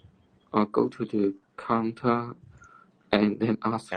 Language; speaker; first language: English; non-native, learner; Cantonese